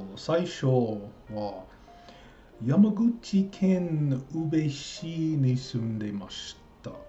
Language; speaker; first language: Japanese; non-native, learner; English